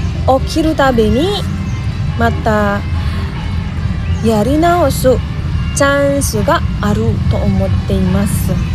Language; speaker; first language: Japanese; non-native, learner; Indonesian